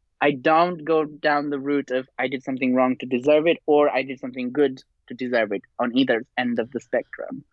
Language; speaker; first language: English; non-native, fluent; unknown